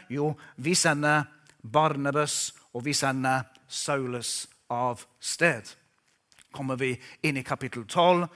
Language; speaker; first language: Norwegian; non-native, fluent; English